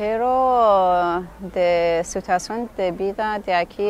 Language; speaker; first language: Spanish; non-native, learner; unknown